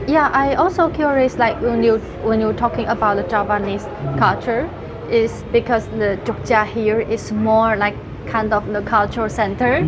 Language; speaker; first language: English; non-native, fluent; Chinese